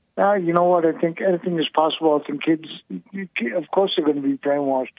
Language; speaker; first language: English; native; English